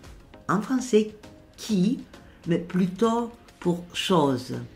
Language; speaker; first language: French; non-native, fluent; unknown